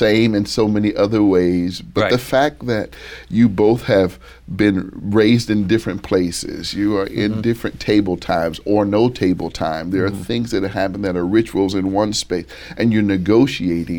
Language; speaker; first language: English; native; English